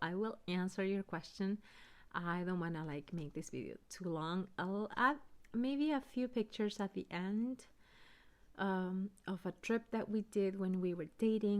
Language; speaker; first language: English; early bilingual, other home language; Spanish